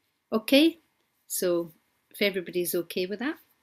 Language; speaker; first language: English; native; English